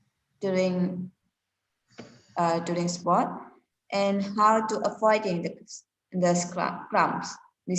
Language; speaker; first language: English; non-native, learner; Indonesian